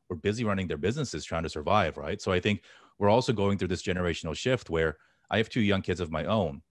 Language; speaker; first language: English; native; English